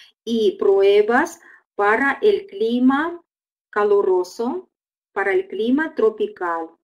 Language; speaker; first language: Spanish; non-native, fluent; Russian